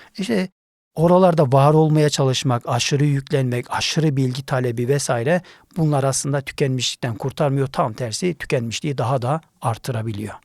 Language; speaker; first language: Turkish; native; Turkish